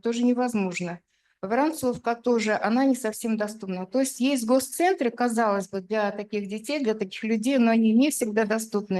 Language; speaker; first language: Russian; native; Russian